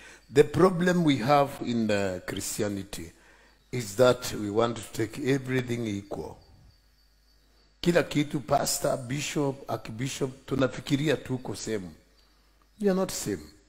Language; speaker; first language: English; non-native, local second language; Kikuyu